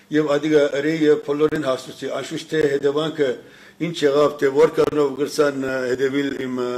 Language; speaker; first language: Armenian; early bilingual, heritage; Armenian